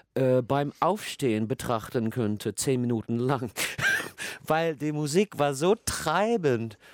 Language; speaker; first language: German; non-native, fluent; English